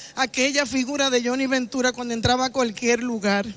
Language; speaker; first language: Spanish; native; Spanish